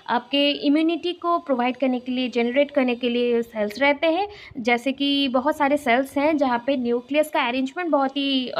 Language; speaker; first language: Hindi; non-native, local second language; Odia